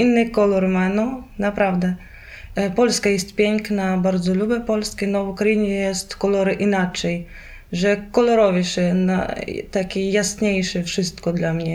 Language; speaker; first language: Polish; non-native, learner; Ukrainian